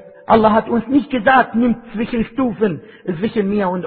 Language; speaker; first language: German; non-native, fluent; Arabic